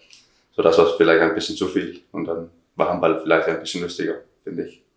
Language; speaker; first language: German; non-native, learner; Danish